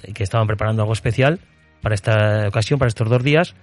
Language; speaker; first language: Spanish; native; Spanish